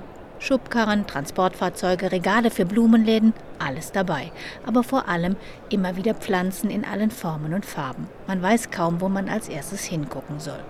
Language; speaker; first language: German; native; German